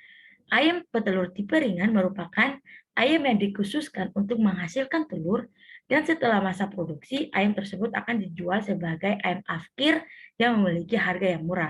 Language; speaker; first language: Indonesian; native; Indonesian